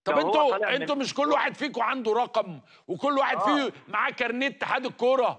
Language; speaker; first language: Arabic; native; Arabic